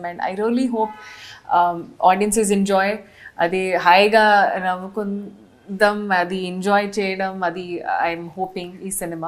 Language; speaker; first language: Telugu; non-native, fluent; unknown